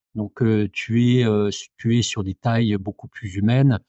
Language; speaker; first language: French; native; French